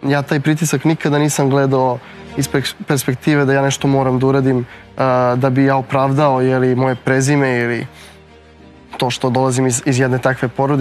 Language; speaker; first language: Serbian; native; Serbian